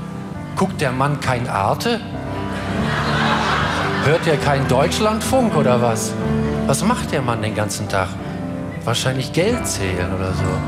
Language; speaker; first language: German; native; German